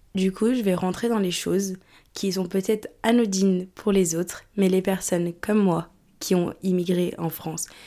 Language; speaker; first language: French; early bilingual, other home language; English